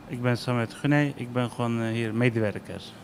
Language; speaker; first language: Dutch; non-native, learner; Turkish